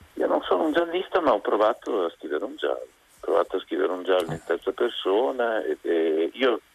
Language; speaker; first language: Italian; native; Italian